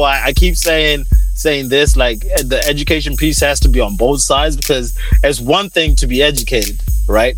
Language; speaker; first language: English; non-native, local second language; Shona